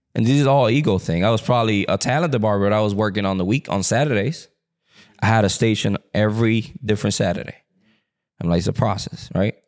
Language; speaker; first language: English; early bilingual, other home language; Spanish